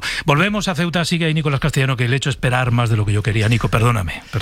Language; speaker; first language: Spanish; native; Spanish